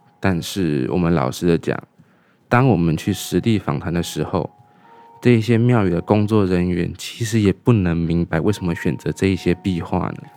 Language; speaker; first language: Chinese; native; Chinese